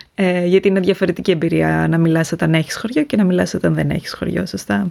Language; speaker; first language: Greek; native; Greek